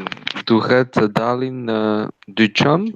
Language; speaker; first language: Albanian; non-native, learner; Chinese